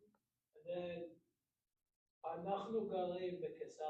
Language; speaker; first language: Hebrew; non-native, learner; English